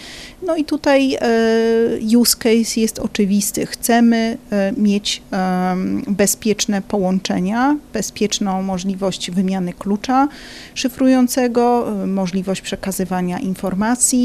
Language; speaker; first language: Polish; native; Polish